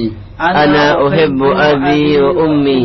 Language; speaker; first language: Arabic; non-native, learner; Indonesian